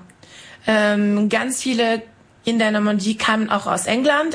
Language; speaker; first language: German; non-native, fluent; French